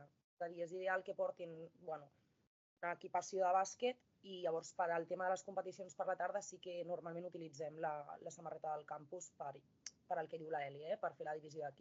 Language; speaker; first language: Catalan; native; Catalan